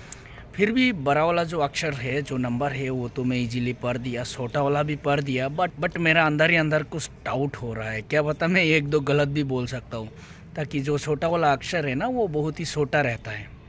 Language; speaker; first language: Hindi; non-native, local second language; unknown